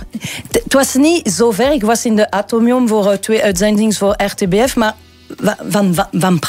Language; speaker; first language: Dutch; non-native, local second language; French